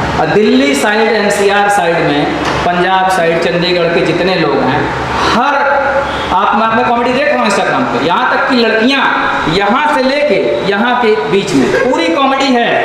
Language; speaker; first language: Hindi; native; Hindi